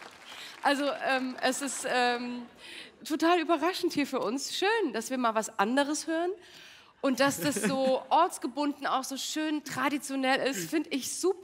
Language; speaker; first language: German; native; German